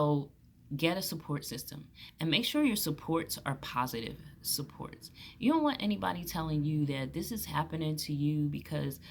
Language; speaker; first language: English; native; English